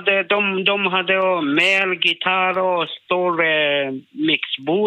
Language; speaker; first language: Swedish; non-native, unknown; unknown